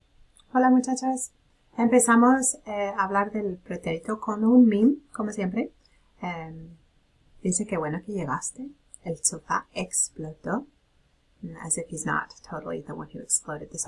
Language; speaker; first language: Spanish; non-native, fluent; English